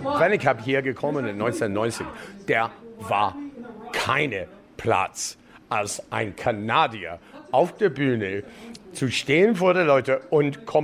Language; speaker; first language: German; non-native, learner; English